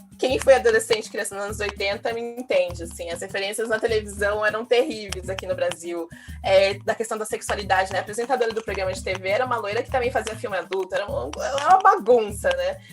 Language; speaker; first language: Portuguese; native; Portuguese